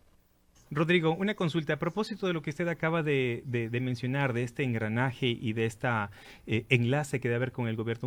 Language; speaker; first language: Spanish; native; Spanish